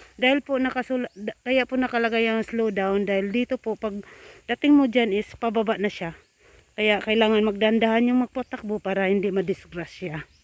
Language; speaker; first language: Filipino; non-native, local second language; Cebuano